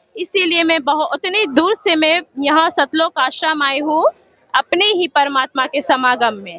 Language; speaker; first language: Hindi; native; Hindi